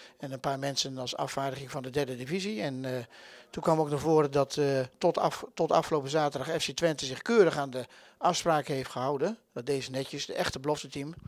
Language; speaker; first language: Dutch; native; Dutch